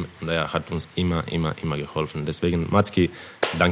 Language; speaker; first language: German; non-native, fluent; Croatian